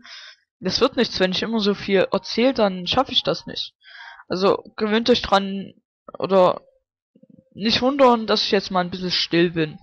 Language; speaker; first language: German; native; German